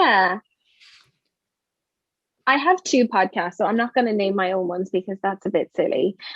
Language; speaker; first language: English; native; English